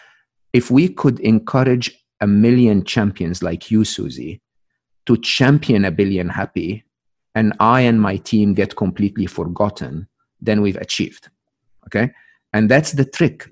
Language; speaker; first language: English; non-native, fluent; Arabic